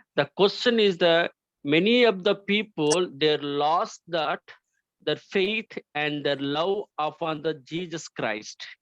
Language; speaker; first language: English; non-native, local second language; Telugu